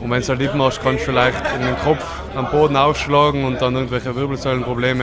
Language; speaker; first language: German; native; German